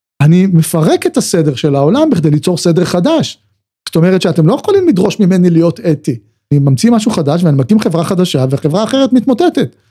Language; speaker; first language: Hebrew; native; Hebrew